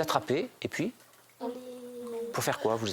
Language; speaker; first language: French; native; French